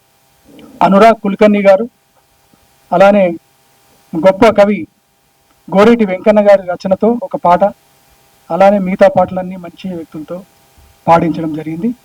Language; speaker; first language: Telugu; native; Telugu